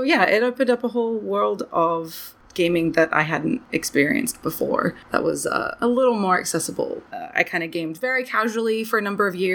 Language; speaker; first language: English; native; English